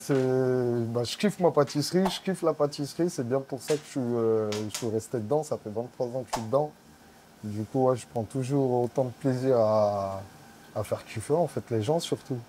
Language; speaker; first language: French; native; French